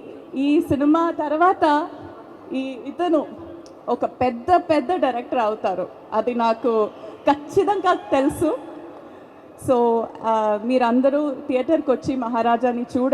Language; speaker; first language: Telugu; non-native, fluent; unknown